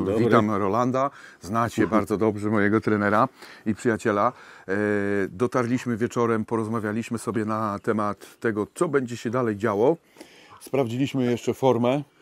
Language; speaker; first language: Polish; native; Polish